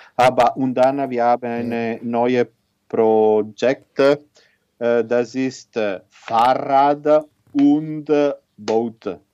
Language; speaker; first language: German; non-native, learner; Italian